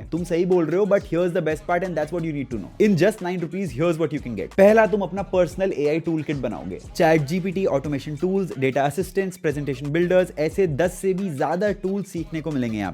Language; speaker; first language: Hindi; native; Hindi